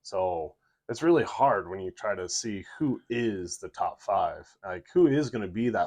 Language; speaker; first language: English; native; English